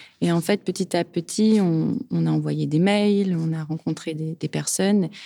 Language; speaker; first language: French; native; French